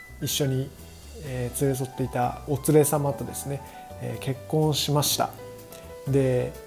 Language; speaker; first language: Japanese; native; Japanese